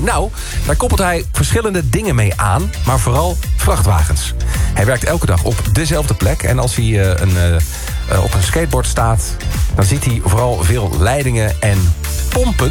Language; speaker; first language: Dutch; native; Dutch